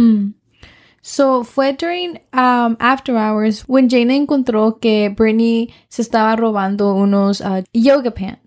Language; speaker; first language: Spanish; early bilingual, heritage; Spanish